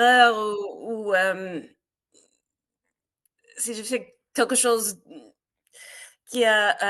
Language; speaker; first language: French; non-native, learner; English